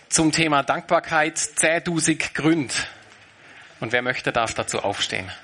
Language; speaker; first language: German; native; German